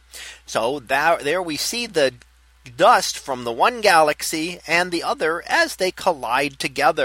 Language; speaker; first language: English; native; English